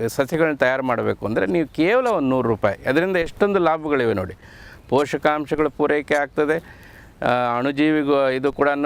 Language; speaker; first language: Kannada; native; Kannada